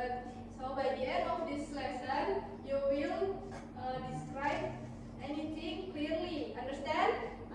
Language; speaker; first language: English; non-native, learner; Indonesian